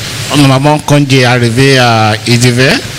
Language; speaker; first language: French; non-native, learner; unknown